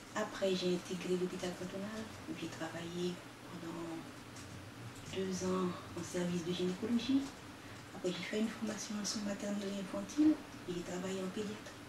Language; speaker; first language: French; non-native, local second language; Haitian Creole